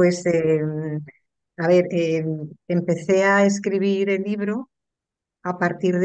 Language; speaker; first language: Spanish; native; Spanish